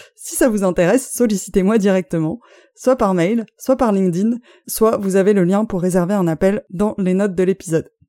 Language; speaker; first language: French; native; French